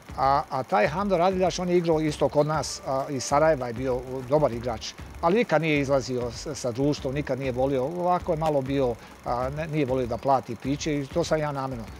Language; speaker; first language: Serbian; native; Serbian